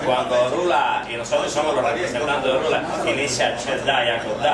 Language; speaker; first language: Spanish; native; Spanish